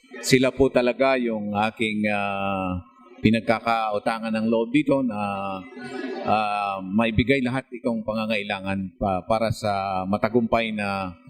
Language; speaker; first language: Filipino; non-native, local second language; Bikol